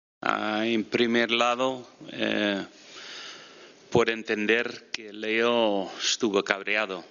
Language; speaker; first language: Spanish; non-native, fluent; Dutch